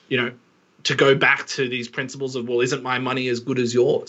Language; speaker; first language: English; native; English